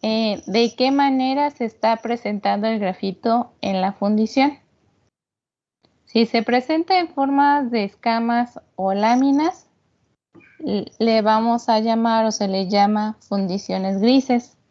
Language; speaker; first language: Spanish; native; Spanish